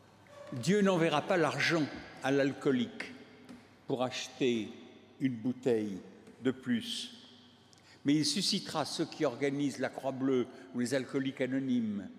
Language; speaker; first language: French; native; French